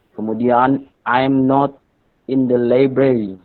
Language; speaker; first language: English; non-native, learner; Indonesian